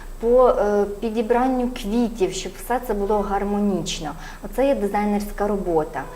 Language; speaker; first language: Ukrainian; native; Ukrainian